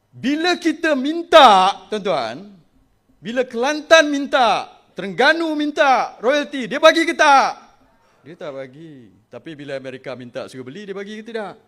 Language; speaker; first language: Malay; native; Malay